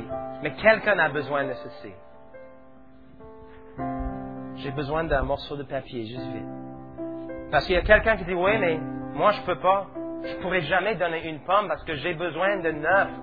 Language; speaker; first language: French; native; French